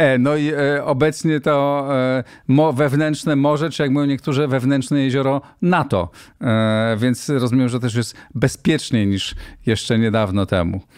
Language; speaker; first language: Polish; native; Polish